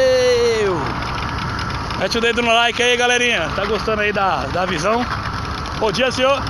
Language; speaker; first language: Portuguese; native; Portuguese